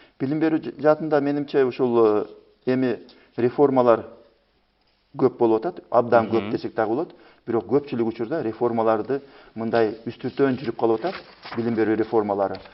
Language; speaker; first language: Kyrgyz; native; Kyrgyz